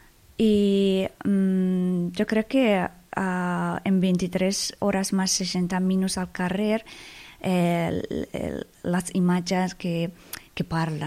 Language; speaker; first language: Catalan; non-native, fluent; Persian